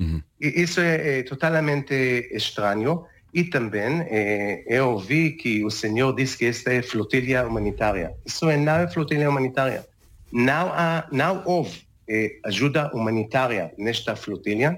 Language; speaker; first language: Portuguese; non-native, learner; Hebrew